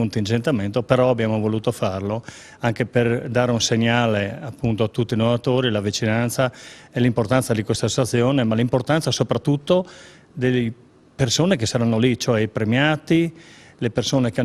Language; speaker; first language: Italian; native; Italian